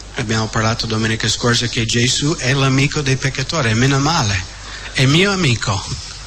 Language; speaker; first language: Italian; non-native, fluent; English